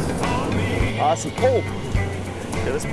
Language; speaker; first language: English; native; English